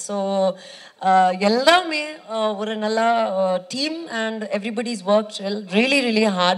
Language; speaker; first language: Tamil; non-native, learner; Kannada